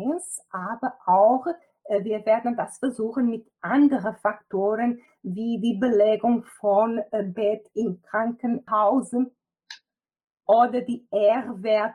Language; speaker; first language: German; non-native, fluent; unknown